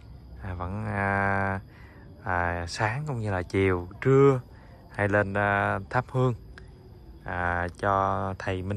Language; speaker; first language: Vietnamese; native; Vietnamese